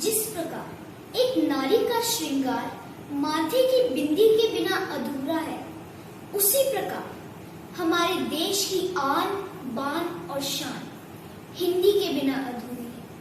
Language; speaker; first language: Hindi; native; Hindi